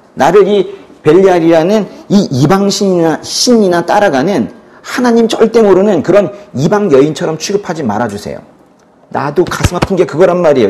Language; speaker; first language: Korean; native; Korean